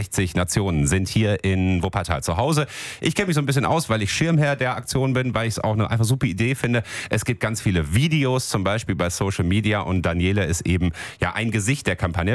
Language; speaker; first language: German; native; German